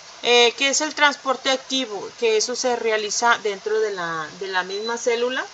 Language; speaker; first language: Spanish; native; Spanish